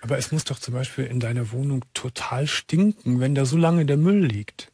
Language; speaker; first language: German; native; German